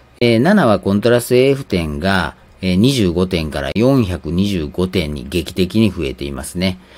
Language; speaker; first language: Japanese; native; Japanese